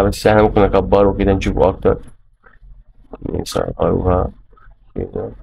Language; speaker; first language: Arabic; native; Arabic